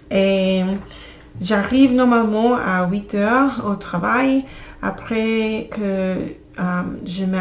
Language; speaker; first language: French; non-native, learner; English